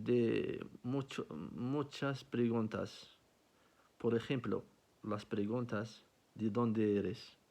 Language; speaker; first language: Spanish; non-native, learner; Arabic